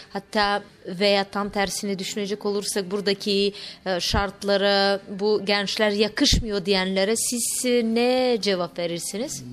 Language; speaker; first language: Turkish; native; Turkish